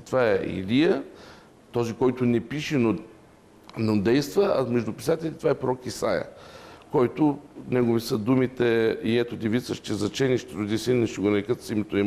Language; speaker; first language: Bulgarian; native; Bulgarian